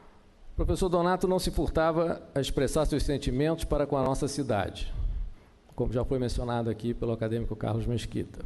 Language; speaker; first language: Portuguese; native; Portuguese